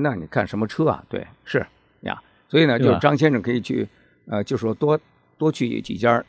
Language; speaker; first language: Chinese; native; Chinese